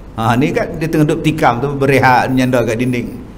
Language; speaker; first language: Malay; native; Malay